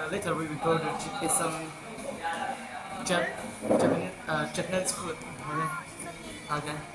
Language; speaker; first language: English; non-native, learner; Chinese